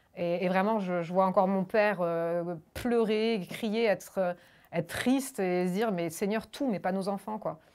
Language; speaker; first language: French; early bilingual, other home language; German